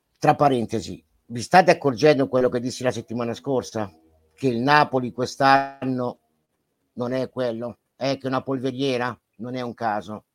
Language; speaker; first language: Italian; native; Italian